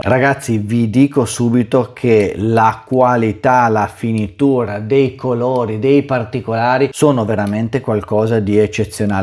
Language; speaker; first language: Italian; native; Italian